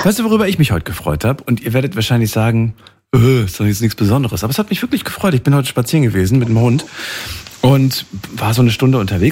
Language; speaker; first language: German; native; German